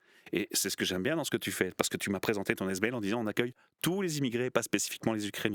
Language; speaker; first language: French; native; French